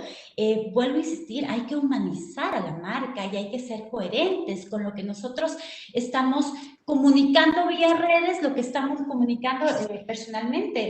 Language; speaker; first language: Spanish; native; Spanish